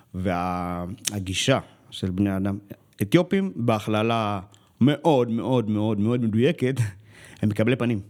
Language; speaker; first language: Hebrew; early bilingual, other home language; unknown